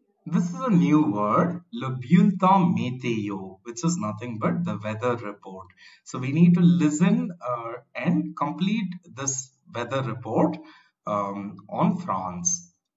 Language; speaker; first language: English; non-native, local second language; Tamil